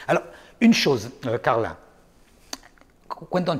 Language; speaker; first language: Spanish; non-native, learner; French